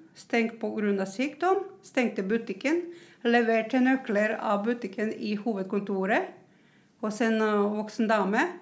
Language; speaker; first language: Norwegian; non-native, fluent; Croatian